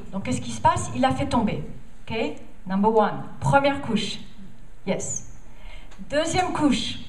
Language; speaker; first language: French; non-native, fluent; English